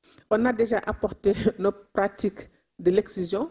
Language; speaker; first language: French; non-native, local second language; Wolof